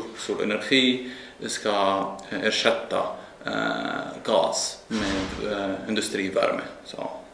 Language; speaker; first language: Swedish; non-native, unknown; Arabic